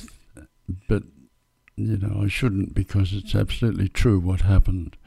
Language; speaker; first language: English; native; English